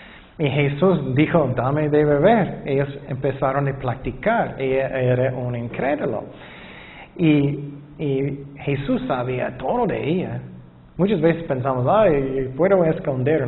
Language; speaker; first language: Spanish; non-native, fluent; English